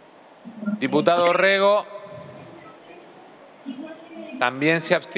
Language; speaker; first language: Spanish; native; Spanish